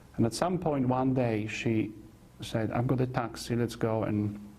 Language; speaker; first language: English; non-native, fluent; Polish